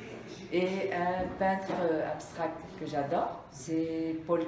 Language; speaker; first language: French; non-native, fluent; Spanish